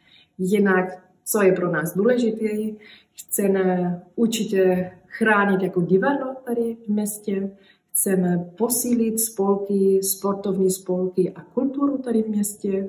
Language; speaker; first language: Czech; early bilingual, heritage; Czech